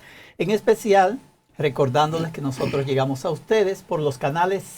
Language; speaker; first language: Spanish; native; Spanish